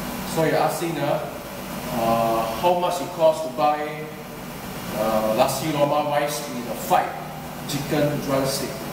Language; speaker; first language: English; non-native, local second language; Chinese